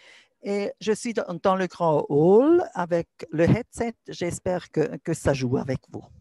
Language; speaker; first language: French; non-native, local second language; German